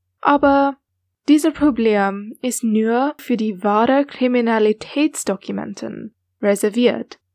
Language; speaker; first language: German; non-native, learner; English